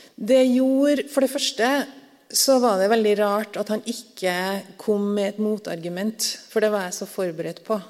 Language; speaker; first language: Norwegian; native; Norwegian